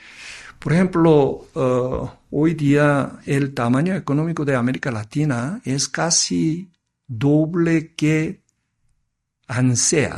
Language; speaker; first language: Spanish; non-native, fluent; Korean